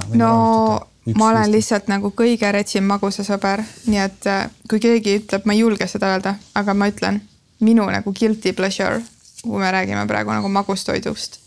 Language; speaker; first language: Estonian; native; Estonian